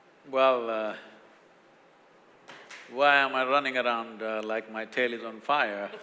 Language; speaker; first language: English; non-native, local second language; Kannada